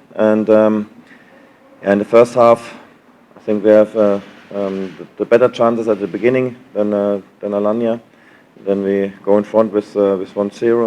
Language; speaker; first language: English; non-native, learner; German